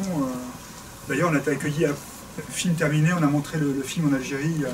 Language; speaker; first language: French; native; French